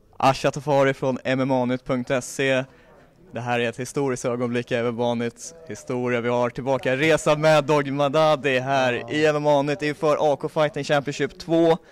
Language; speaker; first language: Swedish; native; Swedish